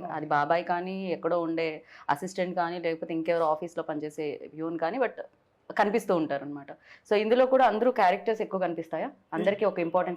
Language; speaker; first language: Telugu; native; Telugu